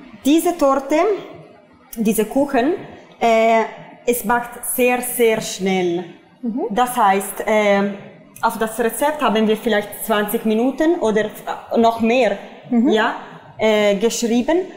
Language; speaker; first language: German; non-native, fluent; Italian